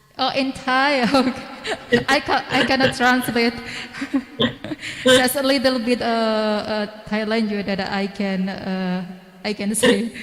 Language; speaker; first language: English; non-native, learner; Indonesian